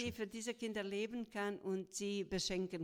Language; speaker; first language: German; non-native, fluent; Croatian